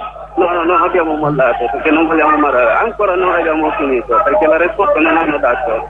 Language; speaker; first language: Italian; non-native, learner; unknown